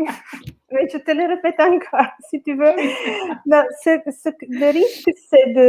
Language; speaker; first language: French; non-native, fluent; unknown